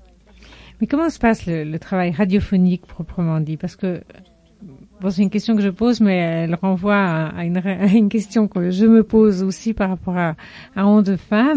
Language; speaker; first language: French; native; French